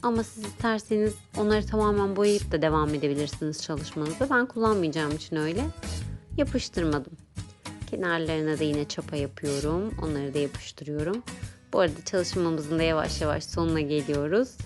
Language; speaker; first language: Turkish; native; Turkish